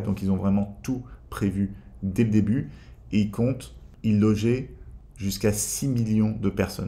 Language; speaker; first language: French; native; French